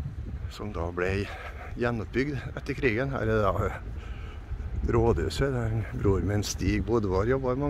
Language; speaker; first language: Norwegian; native; Norwegian